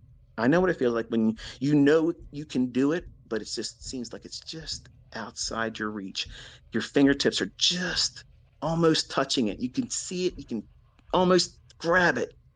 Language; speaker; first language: English; native; English